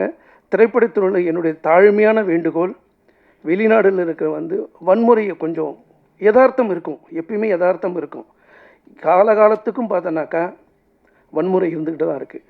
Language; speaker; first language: Tamil; native; Tamil